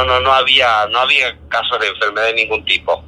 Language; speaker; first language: Spanish; native; Spanish